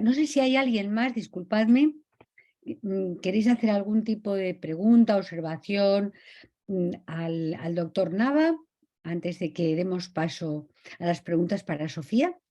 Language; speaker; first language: Spanish; native; Spanish